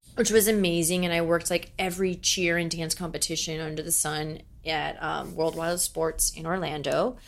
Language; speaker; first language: English; native; English